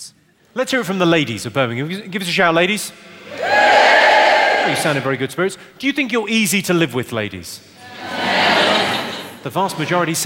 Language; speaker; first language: English; native; English